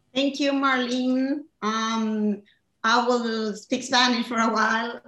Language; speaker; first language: English; non-native, fluent; Spanish